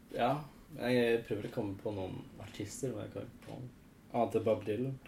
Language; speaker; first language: Norwegian; non-native, fluent; English